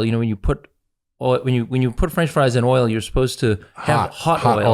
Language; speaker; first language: English; native; English